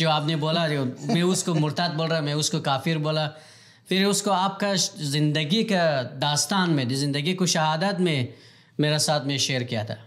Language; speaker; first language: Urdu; non-native, learner; Pashto